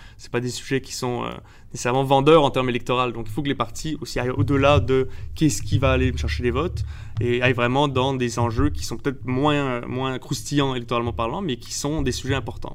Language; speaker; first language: French; early bilingual, other home language; Spanish